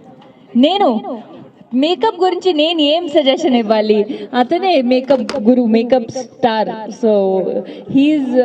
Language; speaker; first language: Telugu; non-native, fluent; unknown